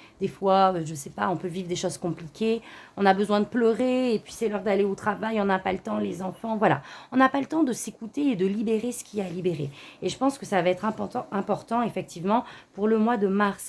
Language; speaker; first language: French; native; French